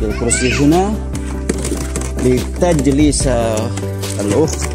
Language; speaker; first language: Arabic; non-native, fluent; Indonesian